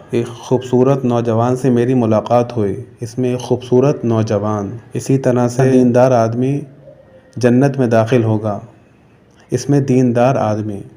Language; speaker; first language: Urdu; native; Urdu